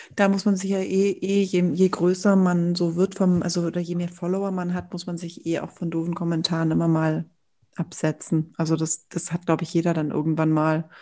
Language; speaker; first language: German; native; German